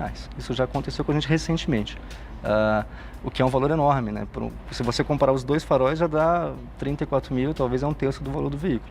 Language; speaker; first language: Portuguese; native; Portuguese